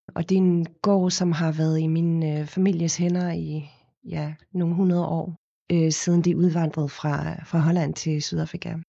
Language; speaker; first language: Danish; non-native, fluent; Afrikaans